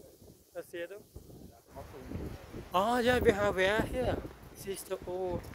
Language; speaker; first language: Danish; non-native, learner; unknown